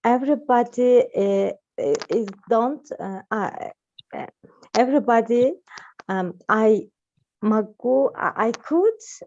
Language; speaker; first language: English; non-native, learner; Russian